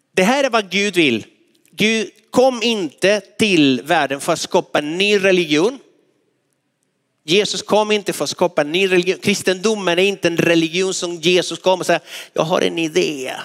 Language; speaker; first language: Swedish; non-native, fluent; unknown